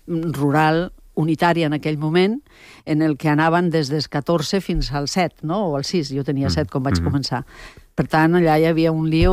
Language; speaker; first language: Catalan; non-native, local second language; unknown